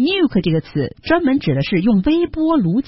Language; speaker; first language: Chinese; native; Chinese